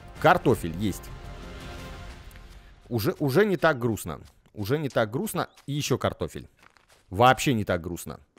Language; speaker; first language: Russian; native; Russian